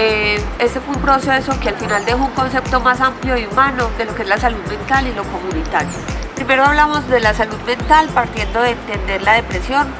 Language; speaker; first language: Spanish; native; Spanish